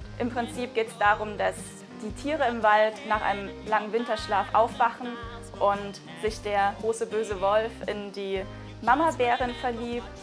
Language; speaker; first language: German; native; German